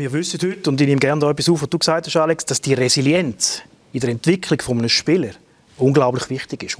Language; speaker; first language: German; native; German